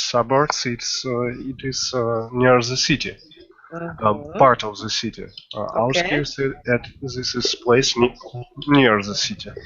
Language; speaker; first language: English; non-native, learner; Russian